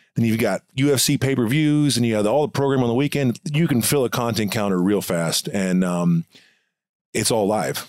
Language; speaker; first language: English; native; English